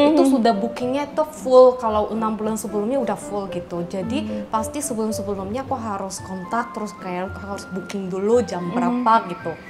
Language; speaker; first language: Indonesian; non-native, fluent; Korean